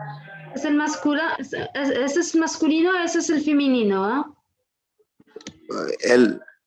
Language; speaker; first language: Spanish; non-native, fluent; French